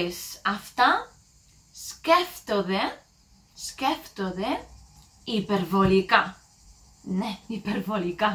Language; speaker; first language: Greek; non-native, learner; English